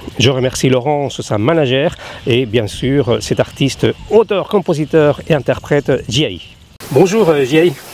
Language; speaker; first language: French; native; French